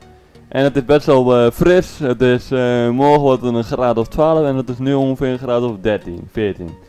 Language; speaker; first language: Dutch; native; Dutch